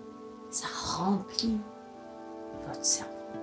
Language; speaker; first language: French; non-native, fluent; English